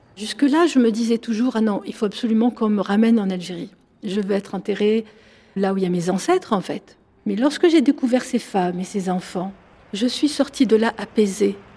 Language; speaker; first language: French; non-native, local second language; Arabic